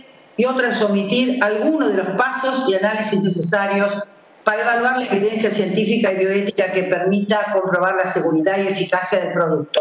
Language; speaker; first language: Spanish; native; Spanish